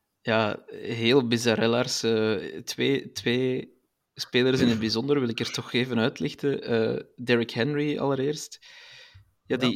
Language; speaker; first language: Dutch; native; Dutch